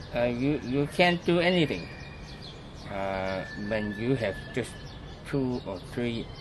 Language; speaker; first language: English; non-native, local second language; Cantonese